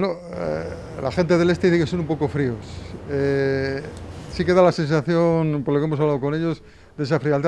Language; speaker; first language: Spanish; native; Spanish